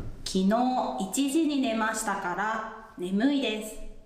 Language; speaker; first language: Japanese; non-native, learner; English